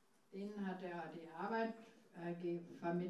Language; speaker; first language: German; non-native, fluent; English